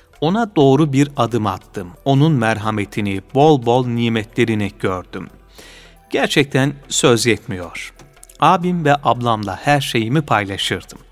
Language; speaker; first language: Turkish; native; Turkish